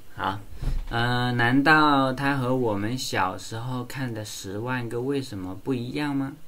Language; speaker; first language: Chinese; native; Chinese